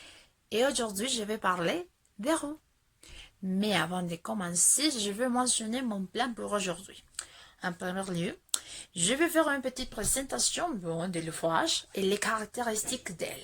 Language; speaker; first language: French; non-native, fluent; Spanish